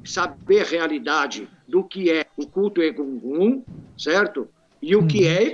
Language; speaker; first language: Portuguese; native; Portuguese